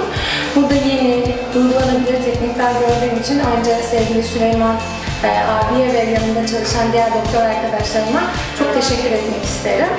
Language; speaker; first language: Turkish; native; Turkish